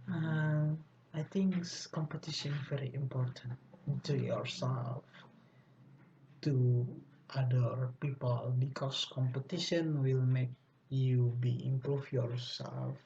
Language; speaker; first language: English; non-native, learner; Indonesian